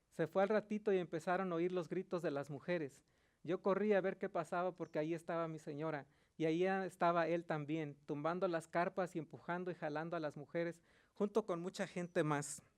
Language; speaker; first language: Spanish; early bilingual, heritage; Spanish